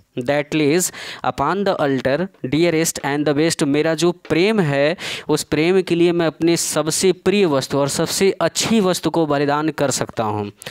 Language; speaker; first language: Hindi; native; Hindi